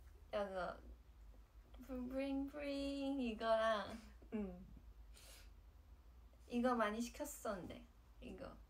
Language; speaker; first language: Korean; non-native, fluent; Chinese